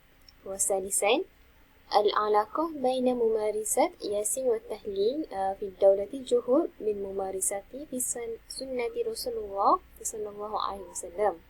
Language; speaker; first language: Arabic; non-native, learner; Malay